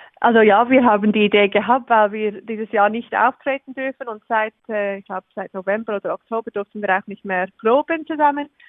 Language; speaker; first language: German; non-native, fluent; English